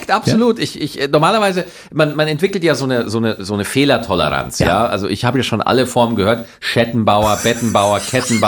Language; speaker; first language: German; native; German